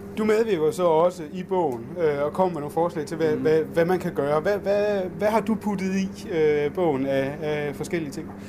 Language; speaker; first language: Danish; native; Danish